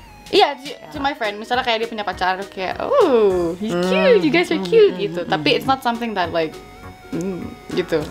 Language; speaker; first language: English; early bilingual, heritage; English